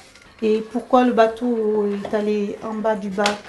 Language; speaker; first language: French; native; French